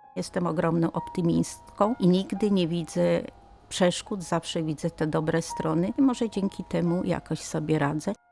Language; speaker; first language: Polish; native; Polish